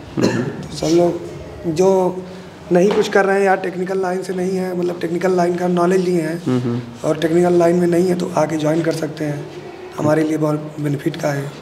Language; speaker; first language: Hindi; native; Hindi